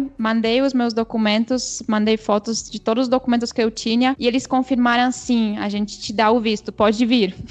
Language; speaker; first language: Portuguese; non-native, fluent; Czech